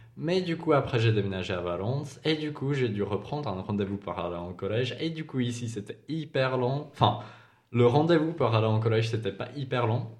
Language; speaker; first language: French; non-native, fluent; Czech